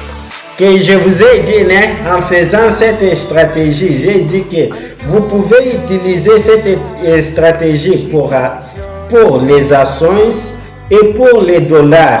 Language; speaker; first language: French; non-native, fluent; Portuguese